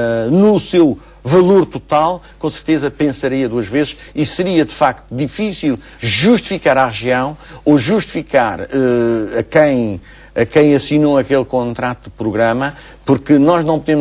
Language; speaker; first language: Portuguese; native; Portuguese